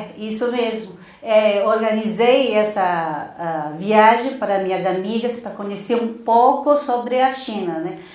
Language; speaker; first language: Portuguese; non-native, fluent; Chinese